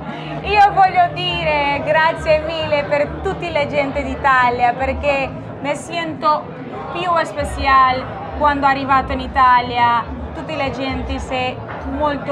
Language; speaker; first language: Italian; non-native, learner; Portuguese